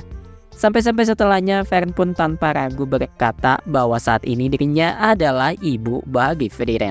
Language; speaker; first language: Indonesian; native; Indonesian